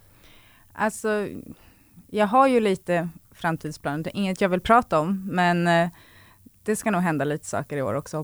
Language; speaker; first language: Swedish; native; Swedish